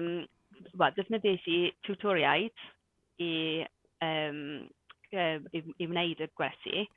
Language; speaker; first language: Welsh; non-native, local second language; English